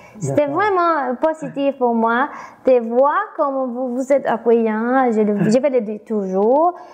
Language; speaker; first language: French; non-native, fluent; Spanish